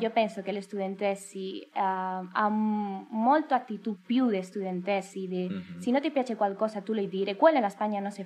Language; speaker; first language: Italian; non-native, learner; Spanish